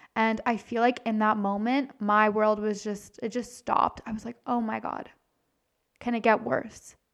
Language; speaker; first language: English; native; English